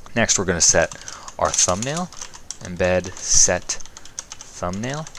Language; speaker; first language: English; native; English